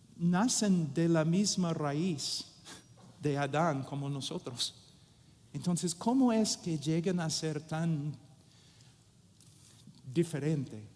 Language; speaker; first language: Spanish; non-native, fluent; English